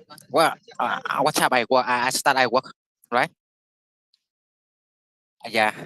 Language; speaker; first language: English; non-native, learner; Vietnamese